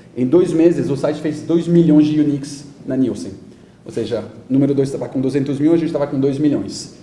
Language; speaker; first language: Portuguese; non-native, fluent; French